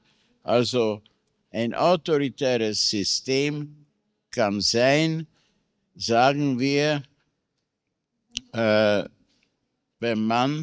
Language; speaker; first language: German; non-native, fluent; Hungarian